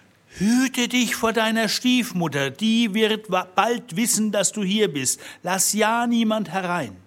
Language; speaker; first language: German; native; German